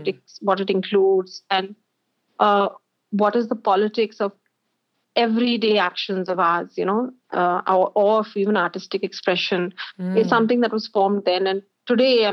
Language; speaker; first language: English; non-native, local second language; Hindi